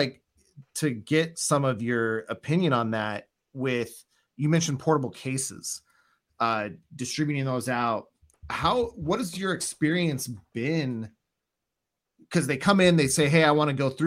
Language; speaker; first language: English; native; English